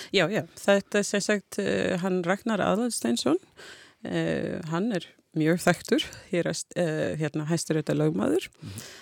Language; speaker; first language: Icelandic; non-native, fluent; English